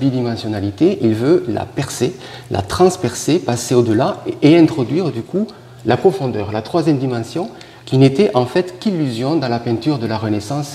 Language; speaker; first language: French; native; French